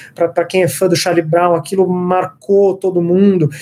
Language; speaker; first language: Portuguese; native; Portuguese